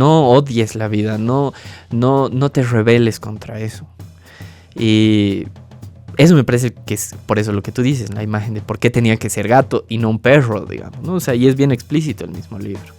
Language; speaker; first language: Spanish; native; Spanish